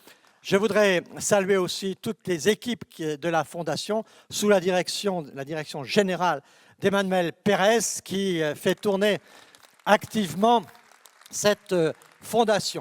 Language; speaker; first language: French; native; French